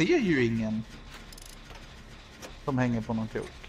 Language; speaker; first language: Swedish; native; Swedish